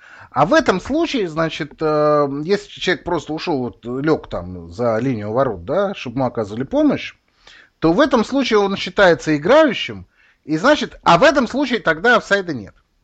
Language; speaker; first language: Russian; native; Russian